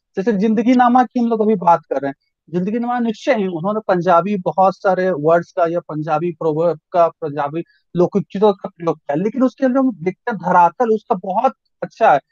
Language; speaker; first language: Hindi; native; Hindi